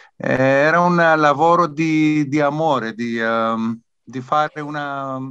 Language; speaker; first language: Italian; non-native, learner; Greek